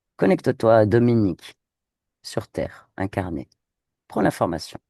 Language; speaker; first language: French; native; French